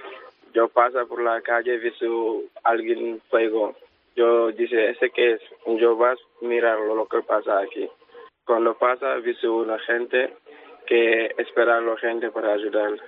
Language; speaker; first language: Spanish; non-native, learner; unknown